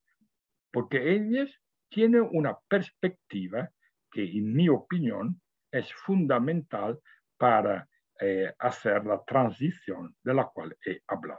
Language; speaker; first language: Spanish; non-native, fluent; Italian